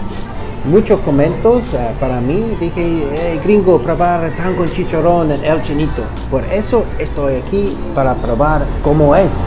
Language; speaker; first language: Spanish; non-native, learner; English